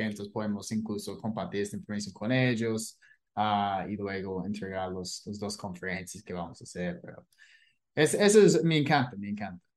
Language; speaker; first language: Spanish; non-native, fluent; English